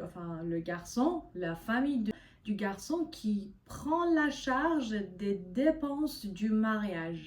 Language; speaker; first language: French; non-native, fluent; Persian